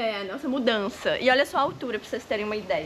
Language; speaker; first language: Portuguese; native; Portuguese